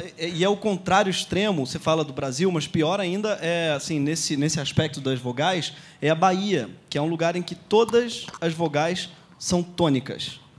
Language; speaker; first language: Portuguese; native; Portuguese